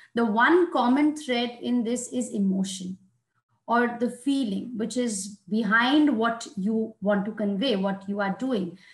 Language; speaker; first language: English; non-native, local second language; Hindi